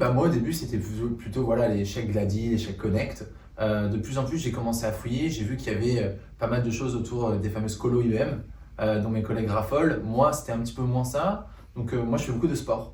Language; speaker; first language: French; native; French